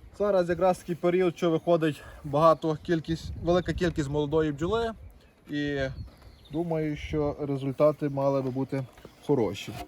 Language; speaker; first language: Ukrainian; native; Ukrainian